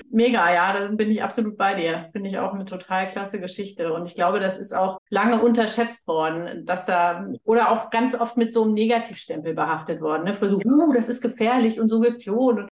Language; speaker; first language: German; native; German